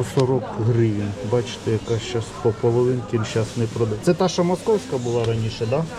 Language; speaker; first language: Ukrainian; native; Ukrainian